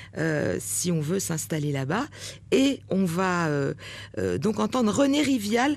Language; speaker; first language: French; native; French